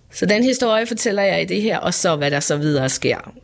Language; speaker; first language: Danish; non-native, local second language; Faroese